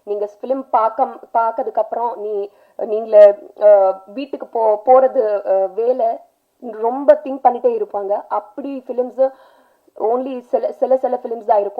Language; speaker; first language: Tamil; non-native, learner; Telugu